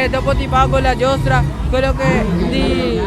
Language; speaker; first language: Italian; non-native, learner; Punjabi